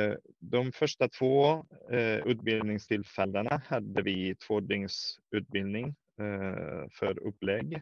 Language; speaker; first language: Swedish; non-native, fluent; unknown